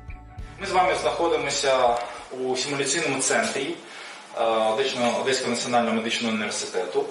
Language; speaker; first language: Ukrainian; native; Ukrainian